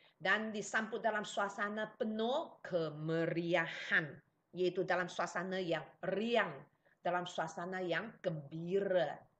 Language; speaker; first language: Malay; non-native, local second language; Chinese